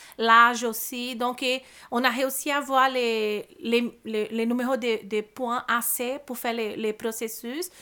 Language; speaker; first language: French; non-native, fluent; Portuguese